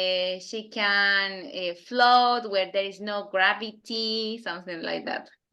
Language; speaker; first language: English; non-native, fluent; Spanish